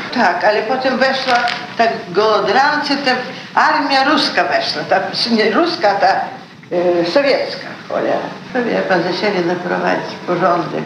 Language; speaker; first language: Polish; early bilingual, heritage; Polish